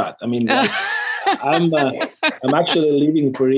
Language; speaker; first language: English; non-native, fluent; Italian